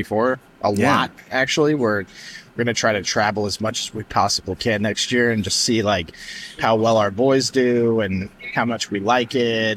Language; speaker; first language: English; native; English